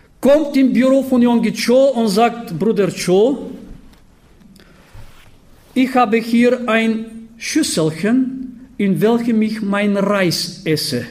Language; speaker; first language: German; non-native, fluent; Bulgarian